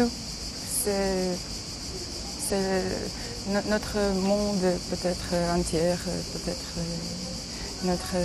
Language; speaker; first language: French; non-native, learner; Ukrainian